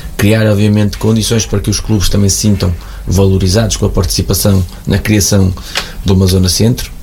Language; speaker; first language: Portuguese; native; Portuguese